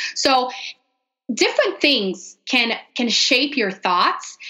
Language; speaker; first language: English; non-native, fluent; Portuguese